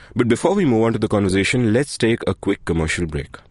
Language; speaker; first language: English; non-native, local second language; Hindi